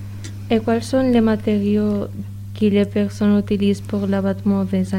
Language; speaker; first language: French; non-native, learner; Spanish